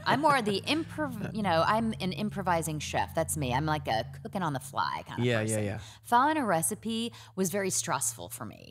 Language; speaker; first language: English; native; English